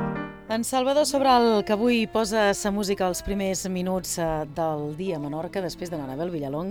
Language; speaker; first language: Catalan; native; Catalan